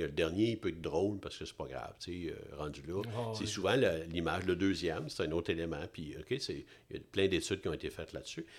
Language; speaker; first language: French; native; French